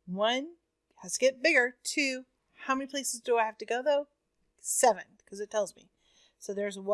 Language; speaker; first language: English; native; English